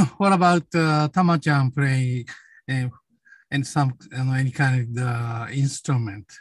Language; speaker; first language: English; non-native, learner; Japanese